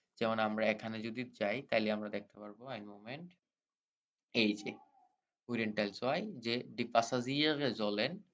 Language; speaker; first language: Bangla; native; Bangla